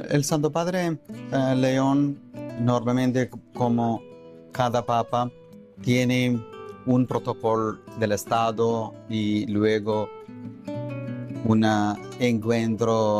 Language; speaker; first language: Spanish; non-native, fluent; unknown